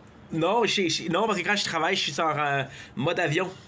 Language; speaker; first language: French; native; French